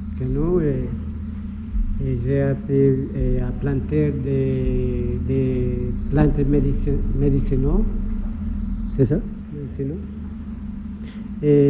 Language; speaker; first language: French; non-native, learner; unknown